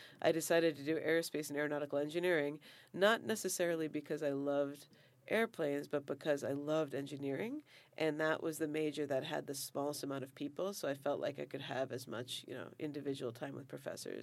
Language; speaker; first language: English; native; English